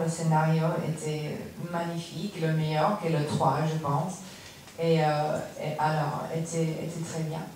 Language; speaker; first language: French; non-native, learner; English